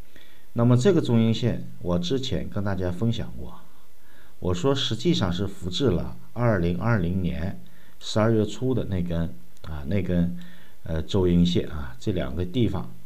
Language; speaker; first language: Chinese; native; Chinese